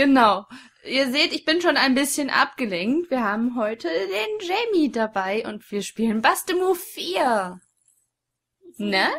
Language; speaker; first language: German; native; German